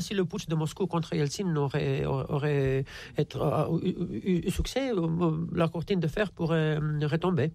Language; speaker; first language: French; non-native, fluent; Romanian